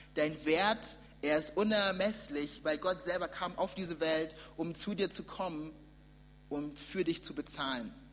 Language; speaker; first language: German; native; German